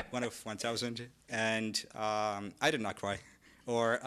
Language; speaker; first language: English; non-native, fluent; Amharic